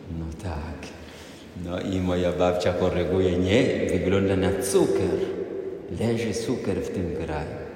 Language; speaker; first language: Polish; non-native, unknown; Amharic